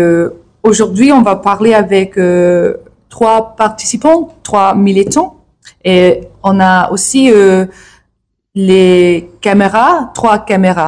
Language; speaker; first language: French; non-native, learner; English